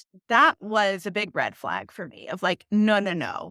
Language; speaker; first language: English; native; English